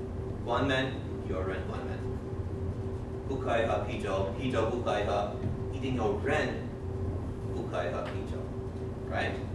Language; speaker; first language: Chinese; non-native, fluent; English